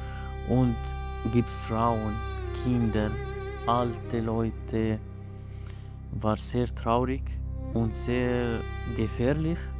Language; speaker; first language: German; non-native, learner; Arabic